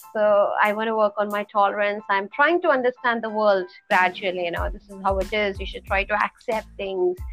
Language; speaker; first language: English; non-native, local second language; Telugu